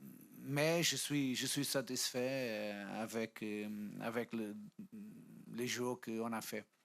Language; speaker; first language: French; non-native, fluent; Portuguese